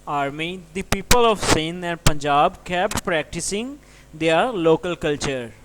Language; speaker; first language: English; non-native, local second language; Urdu